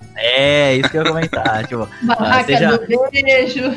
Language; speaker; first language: Portuguese; native; Portuguese